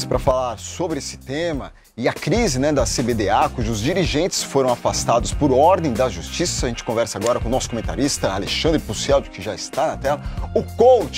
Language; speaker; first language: Portuguese; native; Portuguese